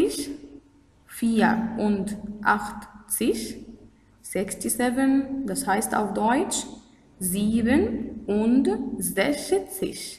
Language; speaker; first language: German; non-native, fluent; Arabic